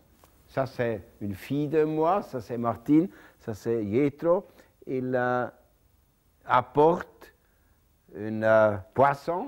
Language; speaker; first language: French; non-native, local second language; German